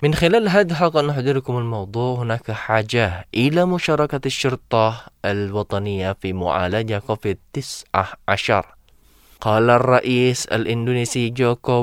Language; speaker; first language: Arabic; non-native, fluent; Indonesian